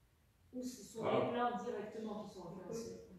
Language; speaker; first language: French; non-native, fluent; Russian